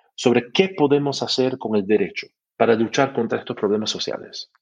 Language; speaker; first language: Spanish; non-native, fluent; English